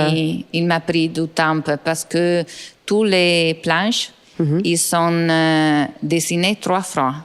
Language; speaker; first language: French; non-native, fluent; Italian